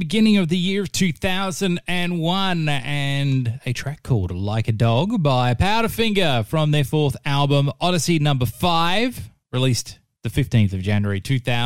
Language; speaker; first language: English; native; English